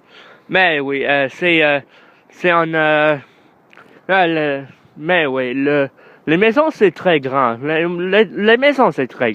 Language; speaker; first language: French; non-native, learner; English